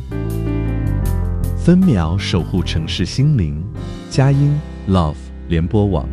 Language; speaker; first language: Chinese; native; Chinese